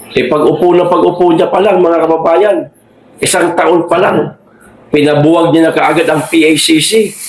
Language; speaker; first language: Filipino; non-native, local second language; Cebuano